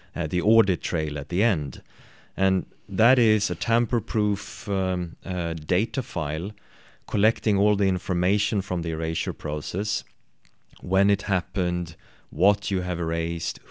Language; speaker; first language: English; non-native, fluent; Swedish